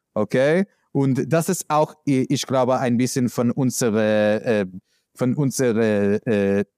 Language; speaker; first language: German; non-native, learner; English